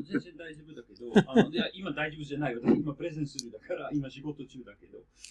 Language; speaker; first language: Japanese; non-native, learner; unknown